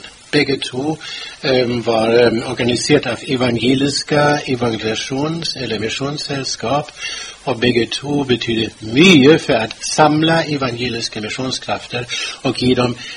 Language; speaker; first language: Swedish; non-native, fluent; German